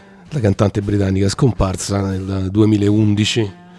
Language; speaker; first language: Italian; native; Italian